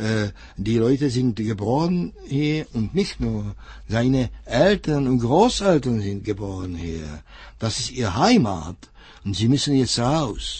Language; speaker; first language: German; non-native, fluent; Czech